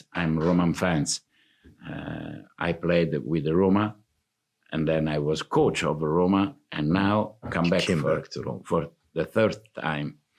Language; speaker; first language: English; non-native, fluent; Italian